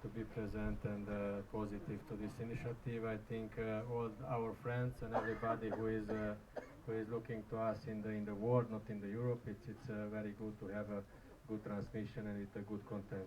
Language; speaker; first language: English; non-native, learner; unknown